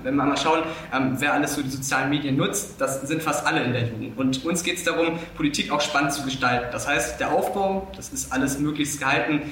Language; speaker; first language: German; native; German